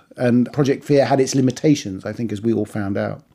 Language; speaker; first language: English; early bilingual, other home language; Persian